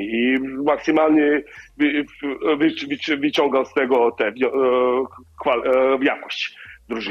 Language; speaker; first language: Polish; non-native, learner; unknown